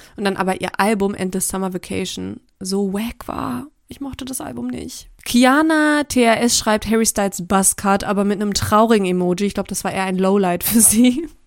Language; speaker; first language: German; early bilingual, other home language; Turkish